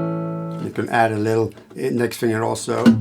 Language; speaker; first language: English; non-native, fluent; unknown